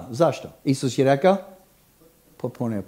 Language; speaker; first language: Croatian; non-native, fluent; English